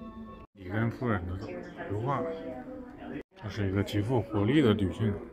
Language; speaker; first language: Chinese; native; Chinese